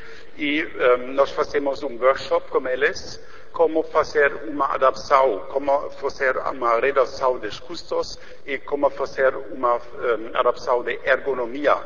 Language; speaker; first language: Portuguese; non-native, learner; German